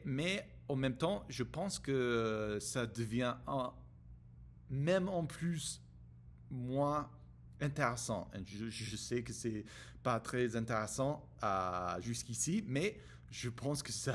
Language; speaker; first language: French; non-native, learner; English